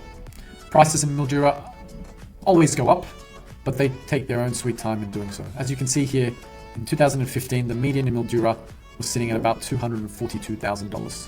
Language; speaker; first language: English; native; English